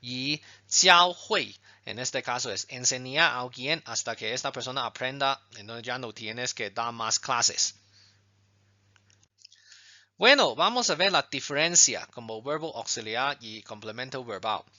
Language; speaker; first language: Spanish; non-native, fluent; Chinese